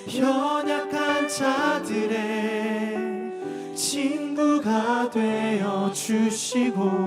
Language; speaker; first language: Korean; native; Korean